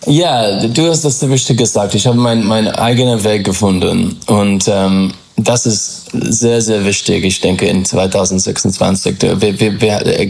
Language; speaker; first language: German; non-native, learner; English